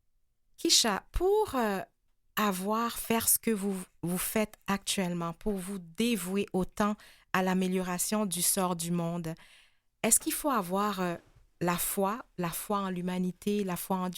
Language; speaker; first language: French; native; French